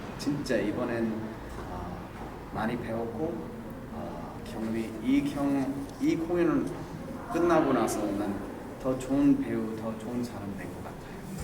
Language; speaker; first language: Korean; early bilingual, heritage; English